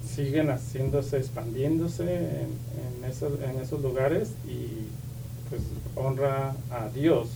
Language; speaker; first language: Spanish; native; Spanish